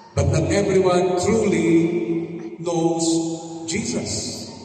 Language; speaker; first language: English; non-native, local second language; Filipino